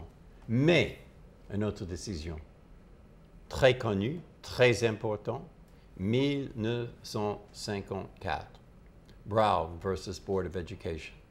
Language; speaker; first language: French; non-native, fluent; English